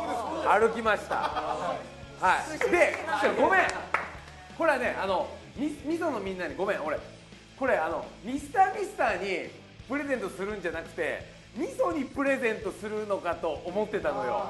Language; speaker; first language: Japanese; native; Japanese